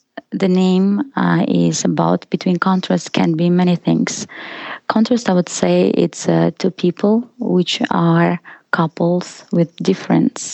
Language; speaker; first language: English; non-native, fluent; Russian